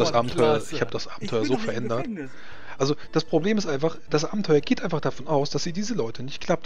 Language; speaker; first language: German; native; German